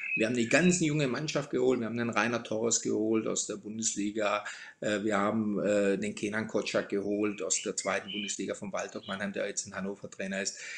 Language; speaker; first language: German; early bilingual, other home language; Croatian